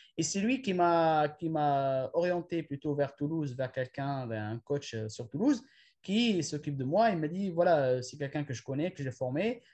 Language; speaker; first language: French; non-native, local second language; Arabic